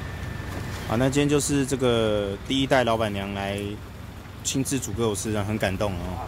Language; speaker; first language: Chinese; native; Chinese